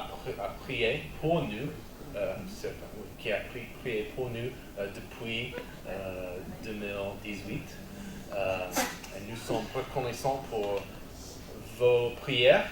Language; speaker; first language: French; non-native, learner; English